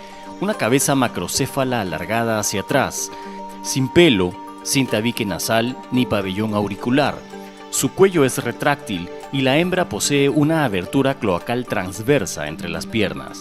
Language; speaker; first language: Spanish; native; Spanish